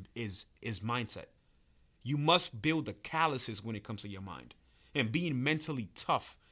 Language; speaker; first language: English; early bilingual, other home language; Spanish